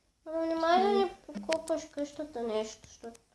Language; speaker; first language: Bulgarian; native; Bulgarian